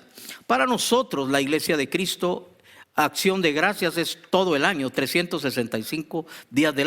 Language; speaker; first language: Spanish; native; Spanish